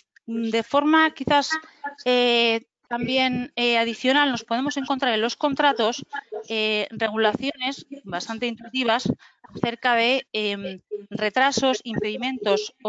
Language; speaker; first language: Spanish; native; Spanish